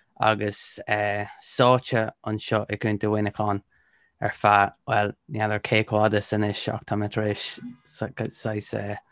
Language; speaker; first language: Irish; non-native, local second language; English